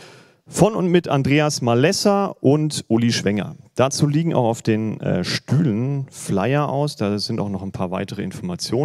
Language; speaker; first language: German; native; German